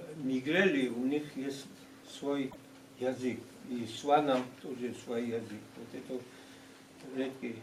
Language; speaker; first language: Russian; non-native, fluent; Georgian